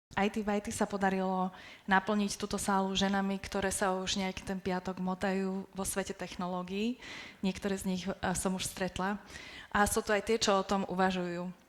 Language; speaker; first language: Slovak; native; Slovak